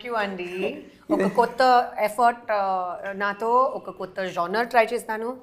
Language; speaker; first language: Telugu; non-native, learner; Hindi